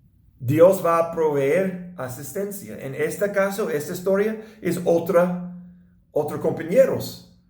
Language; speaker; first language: Spanish; non-native, learner; English